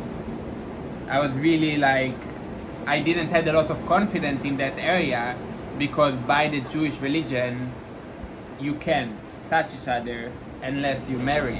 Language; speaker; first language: English; non-native, fluent; Hebrew